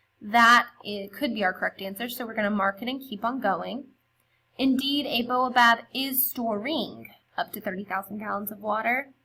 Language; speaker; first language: English; native; English